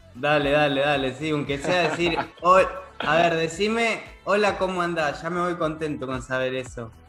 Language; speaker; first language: Spanish; native; Spanish